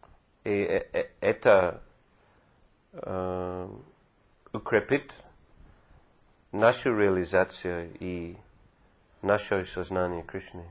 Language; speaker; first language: Russian; non-native, fluent; English